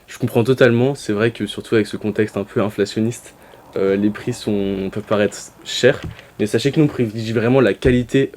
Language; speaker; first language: French; native; French